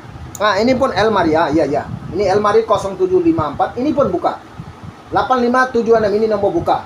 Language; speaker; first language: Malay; non-native, learner; Bangla